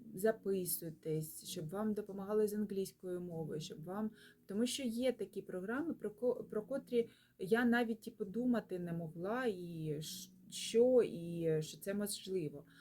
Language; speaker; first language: Ukrainian; non-native, local second language; Russian